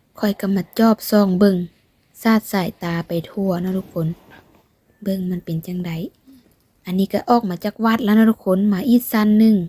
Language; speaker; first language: Thai; non-native, local second language; Northeastern Thai